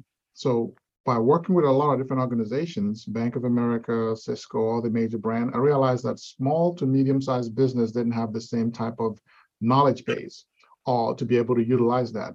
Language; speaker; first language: English; non-native, local second language; Igbo